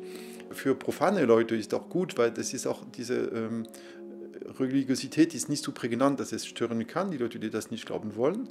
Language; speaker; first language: German; non-native, fluent; French